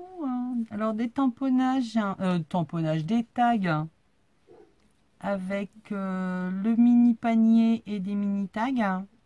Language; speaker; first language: French; native; French